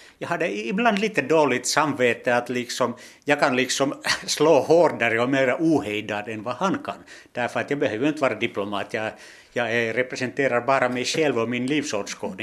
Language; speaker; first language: Swedish; non-native, local second language; Finnish